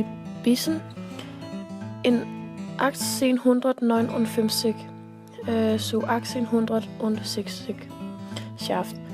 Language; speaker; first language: German; non-native, learner; Danish